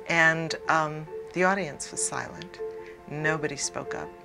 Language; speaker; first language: English; native; English